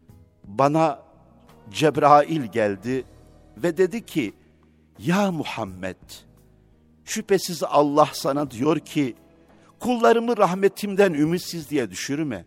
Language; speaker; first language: Turkish; native; Turkish